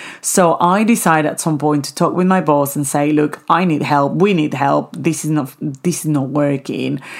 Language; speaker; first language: English; non-native, fluent; Spanish